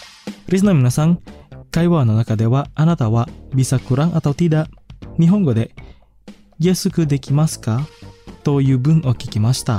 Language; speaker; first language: Japanese; non-native, fluent; Indonesian